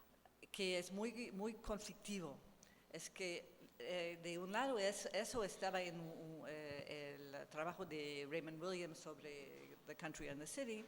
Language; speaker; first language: Spanish; non-native, learner; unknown